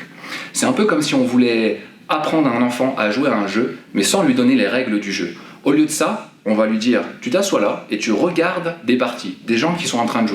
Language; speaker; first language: French; native; French